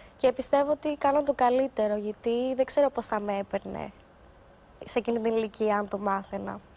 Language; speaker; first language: Greek; native; Greek